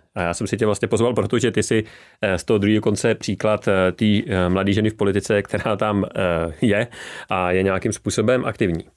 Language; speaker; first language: Czech; native; Czech